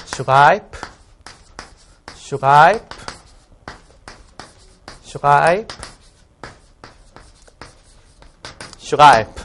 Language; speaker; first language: German; non-native, fluent; Korean